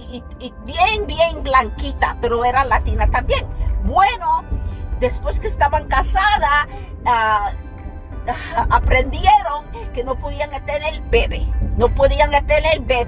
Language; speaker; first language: Spanish; early bilingual, heritage; Spanish